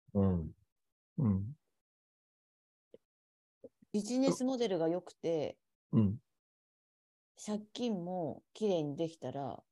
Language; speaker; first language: Japanese; native; Japanese